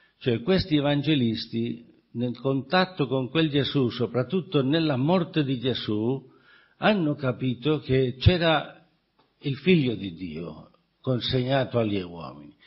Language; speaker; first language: Italian; non-native, fluent; Spanish